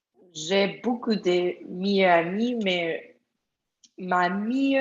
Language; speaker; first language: French; non-native, learner; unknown